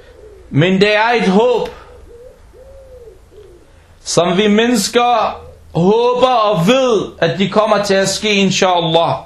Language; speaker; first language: Danish; early bilingual, other home language; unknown